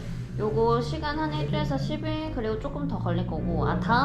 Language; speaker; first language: Korean; native; Korean